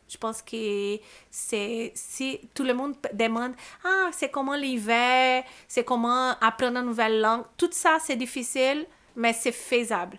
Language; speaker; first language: French; non-native, learner; Portuguese